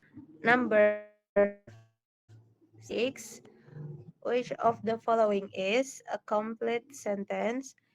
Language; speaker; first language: English; non-native, learner; Indonesian